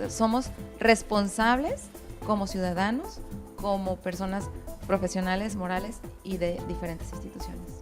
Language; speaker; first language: Spanish; native; Spanish